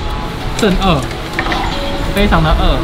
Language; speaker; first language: Chinese; native; Chinese